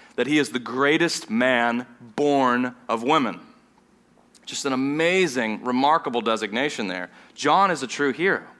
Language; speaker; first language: English; non-native, fluent; German